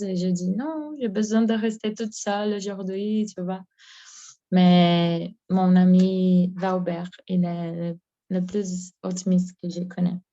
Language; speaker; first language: French; non-native, learner; Portuguese